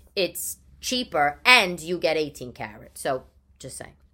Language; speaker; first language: English; early bilingual, other home language; Italian